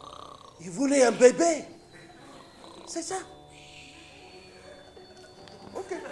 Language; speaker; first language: French; non-native, fluent; English